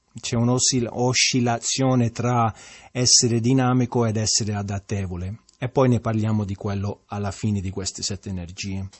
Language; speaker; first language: Italian; early bilingual, heritage; Italian